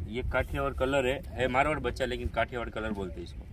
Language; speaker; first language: Hindi; non-native, local second language; Gujarati